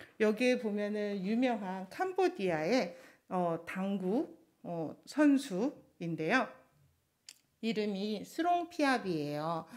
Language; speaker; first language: Korean; non-native, fluent; Chinese